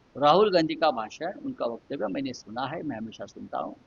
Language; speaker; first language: Hindi; non-native, local second language; Marathi